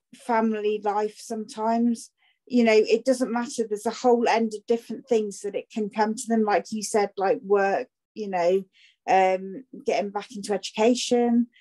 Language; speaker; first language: English; native; English